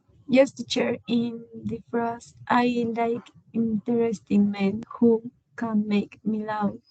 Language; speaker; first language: English; non-native, learner; Spanish